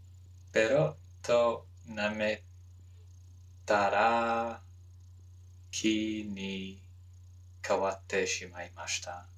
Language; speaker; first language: Japanese; non-native, learner; English